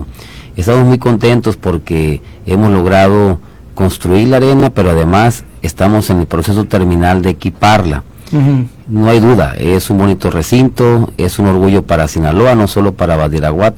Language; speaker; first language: Spanish; native; Spanish